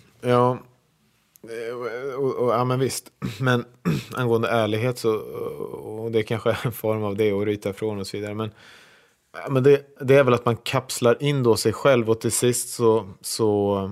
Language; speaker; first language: Swedish; native; Swedish